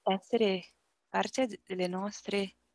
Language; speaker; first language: Italian; non-native, learner; Portuguese